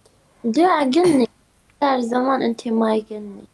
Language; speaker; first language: Arabic; non-native, learner; Turkish